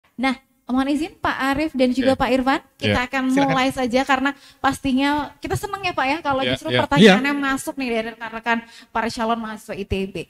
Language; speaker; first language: Indonesian; native; Indonesian